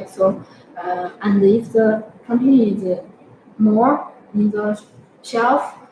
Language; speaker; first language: English; non-native, fluent; Chinese